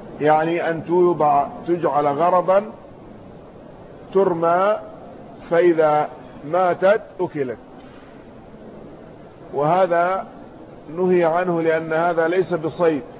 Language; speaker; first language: Arabic; native; Arabic